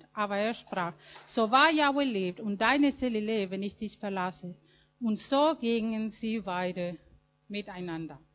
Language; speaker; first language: German; non-native, fluent; Spanish